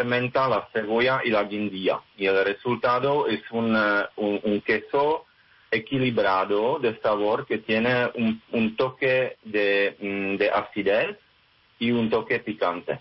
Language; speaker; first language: Spanish; non-native, fluent; Czech